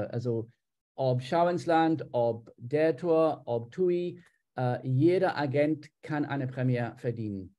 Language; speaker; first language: German; non-native, fluent; English